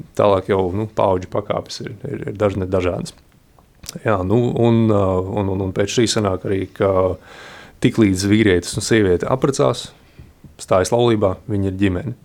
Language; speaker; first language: Latvian; native; Latvian